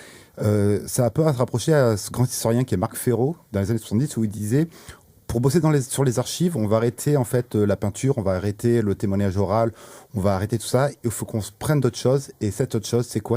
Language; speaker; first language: French; native; French